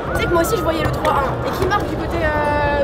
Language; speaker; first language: French; native; French